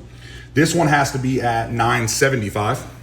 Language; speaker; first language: English; native; English